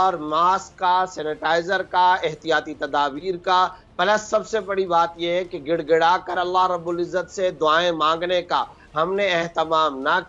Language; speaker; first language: Urdu; native; Urdu